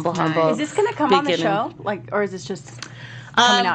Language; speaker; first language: English; native; English